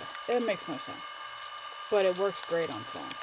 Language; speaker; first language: English; native; English